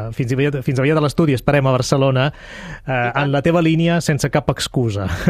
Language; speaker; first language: Catalan; native; Catalan